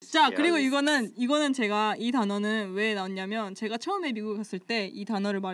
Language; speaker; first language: Korean; native; Korean